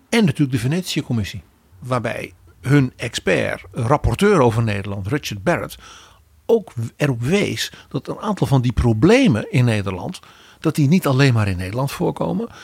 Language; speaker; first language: Dutch; native; Dutch